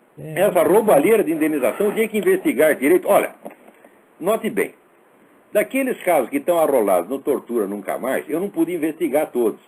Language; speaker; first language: Portuguese; native; Portuguese